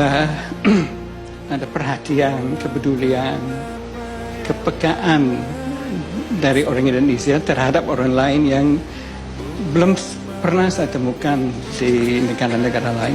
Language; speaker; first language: Indonesian; non-native, fluent; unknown